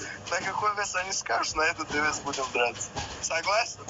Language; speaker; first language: Russian; native; Russian